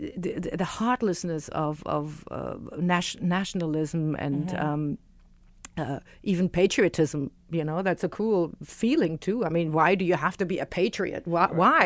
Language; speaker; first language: English; non-native, fluent; German